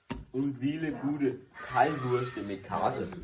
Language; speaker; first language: German; non-native, learner; Danish